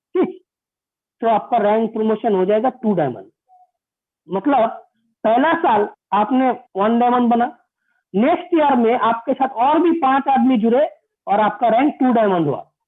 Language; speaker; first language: Hindi; non-native, local second language; Bangla